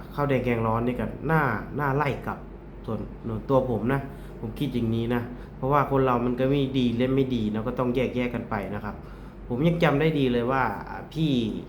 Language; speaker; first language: Thai; native; Thai